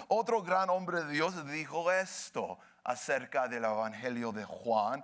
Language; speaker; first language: Spanish; early bilingual, heritage; Spanish